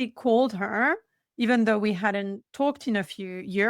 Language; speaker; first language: English; non-native, fluent; French